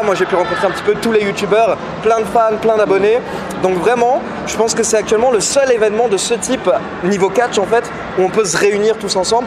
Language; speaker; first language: French; native; French